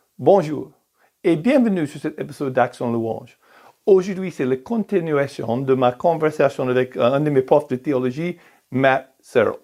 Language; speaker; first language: French; non-native, learner; English